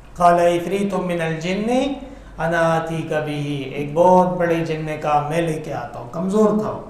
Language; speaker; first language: Urdu; non-native, local second language; Pashto